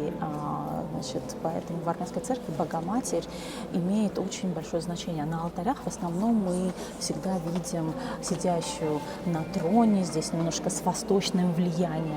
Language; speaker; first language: Russian; native; Russian